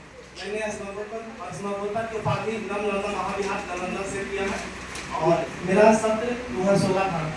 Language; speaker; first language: Hindi; native; Hindi